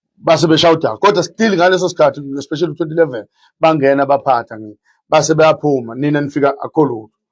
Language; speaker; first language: Zulu; native; Zulu